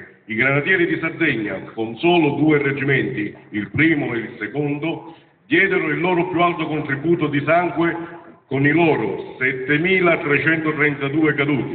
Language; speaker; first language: Italian; native; Italian